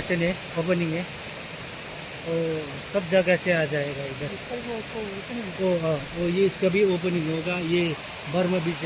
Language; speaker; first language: Hindi; non-native, local second language; Nepali